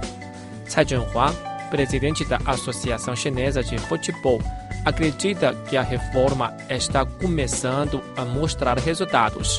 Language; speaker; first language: Portuguese; non-native, fluent; Chinese